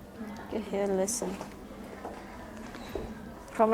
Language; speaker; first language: German; non-native, learner; Indonesian